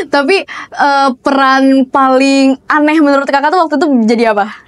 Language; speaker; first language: Indonesian; native; Indonesian